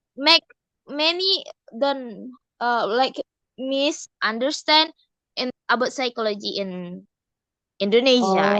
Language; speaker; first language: English; non-native, learner; Indonesian